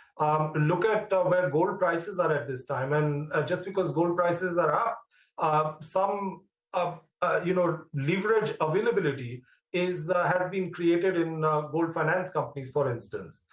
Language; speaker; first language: English; non-native, local second language; Hindi